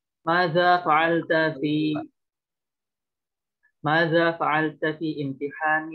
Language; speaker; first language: Arabic; non-native, learner; Indonesian